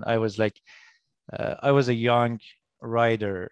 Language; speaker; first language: English; non-native, fluent; Persian